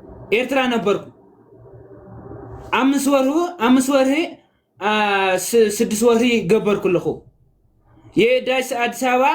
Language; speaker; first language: Amharic; non-native, learner; Tigrinya